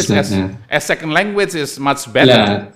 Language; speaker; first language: English; non-native, local second language; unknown